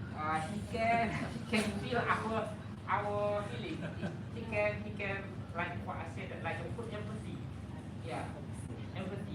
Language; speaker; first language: English; non-native, fluent; Indonesian